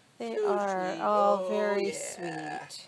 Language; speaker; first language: English; native; English